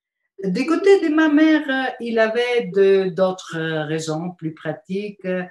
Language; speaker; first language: French; non-native, fluent; Bulgarian